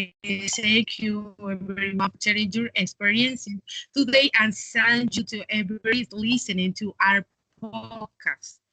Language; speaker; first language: English; non-native, learner; Spanish